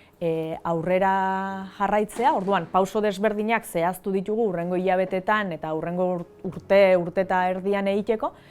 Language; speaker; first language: Basque; native; Basque